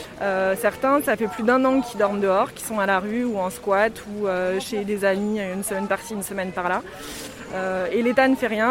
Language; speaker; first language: French; native; French